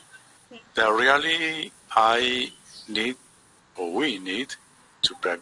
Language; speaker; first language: English; non-native, learner; Spanish